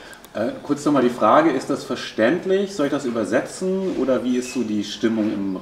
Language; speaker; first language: German; native; German